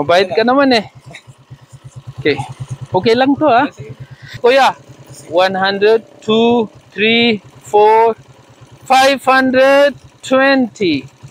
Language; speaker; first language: Filipino; non-native, learner; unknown